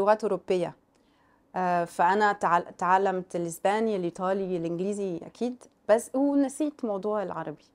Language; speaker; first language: Arabic; non-native, fluent; French